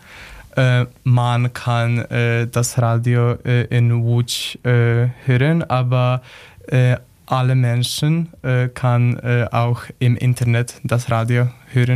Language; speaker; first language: German; non-native, learner; Polish